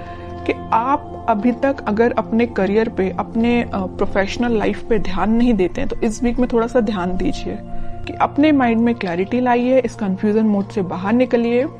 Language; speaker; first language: Hindi; native; Hindi